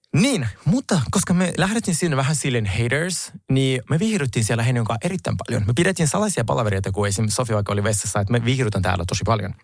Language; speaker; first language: Finnish; non-native, fluent; Russian